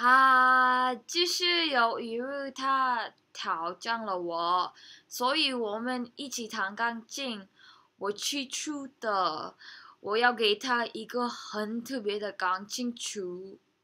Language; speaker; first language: Chinese; non-native, learner; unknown